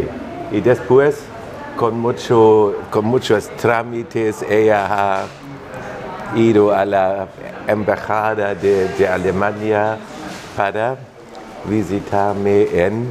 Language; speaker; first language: Spanish; non-native, fluent; German